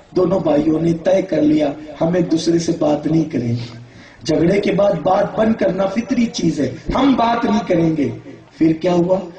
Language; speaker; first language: Urdu; native; Urdu